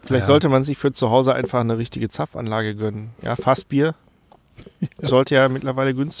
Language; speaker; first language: German; native; German